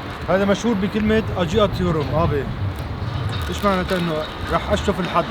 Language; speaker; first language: Arabic; native; Arabic